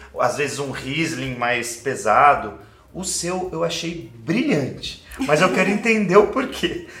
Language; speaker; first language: Portuguese; native; Portuguese